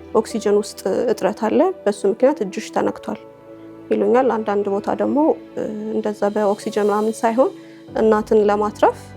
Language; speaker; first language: Amharic; native; Amharic